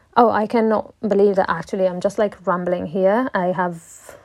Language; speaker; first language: English; non-native, fluent; Italian